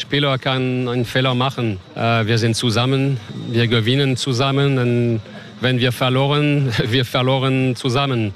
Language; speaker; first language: German; non-native, learner; French